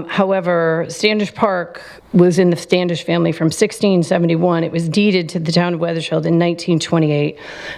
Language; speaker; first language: English; native; English